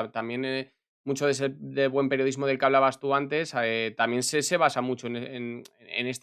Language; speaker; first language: Spanish; native; Spanish